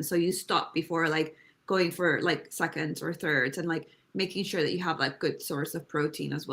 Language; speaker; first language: English; native; English